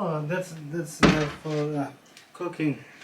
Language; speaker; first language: English; non-native, learner; Hazaragi